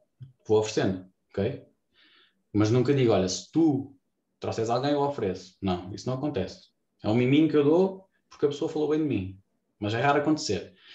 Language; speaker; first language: Portuguese; native; Portuguese